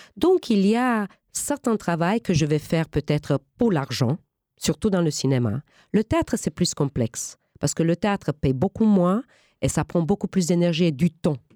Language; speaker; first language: French; non-native, fluent; Romanian